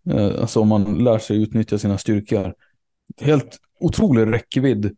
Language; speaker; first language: Swedish; native; Swedish